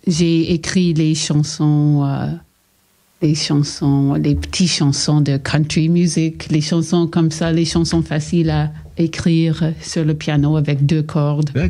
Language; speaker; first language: French; non-native, local second language; English